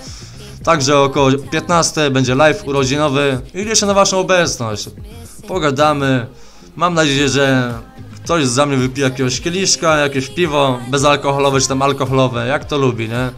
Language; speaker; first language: Polish; native; Polish